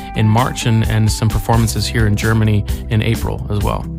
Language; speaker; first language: English; native; English